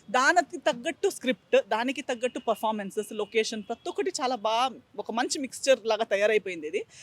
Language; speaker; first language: Telugu; non-native, fluent; Konkani